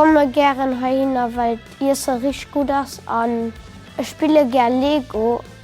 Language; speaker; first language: German; non-native, local second language; Luxembourgish